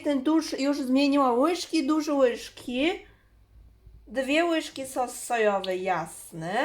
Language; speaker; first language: Polish; non-native, learner; Chinese